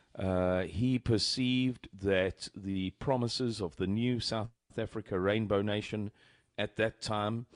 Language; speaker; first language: English; native; English